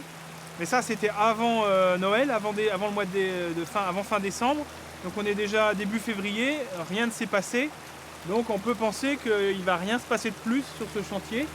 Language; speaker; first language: French; native; French